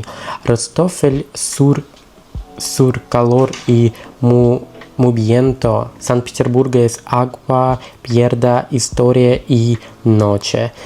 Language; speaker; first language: Spanish; non-native, learner; Russian